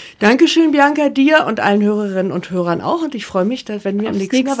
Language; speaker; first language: German; native; German